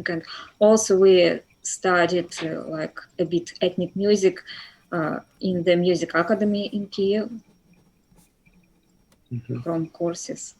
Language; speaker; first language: English; non-native, fluent; Russian